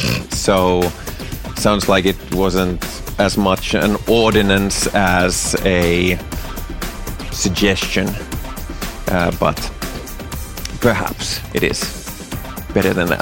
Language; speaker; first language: English; non-native, fluent; Finnish